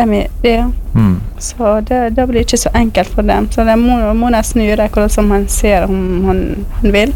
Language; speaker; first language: Norwegian; non-native, fluent; Kurdish